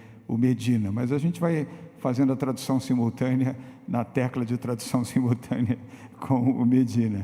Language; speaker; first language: Portuguese; native; Portuguese